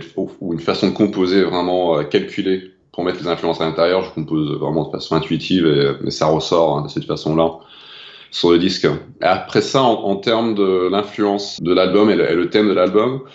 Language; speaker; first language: French; non-native, fluent; English